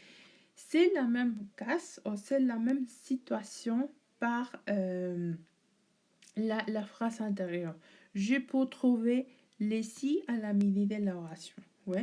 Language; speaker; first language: French; non-native, learner; Spanish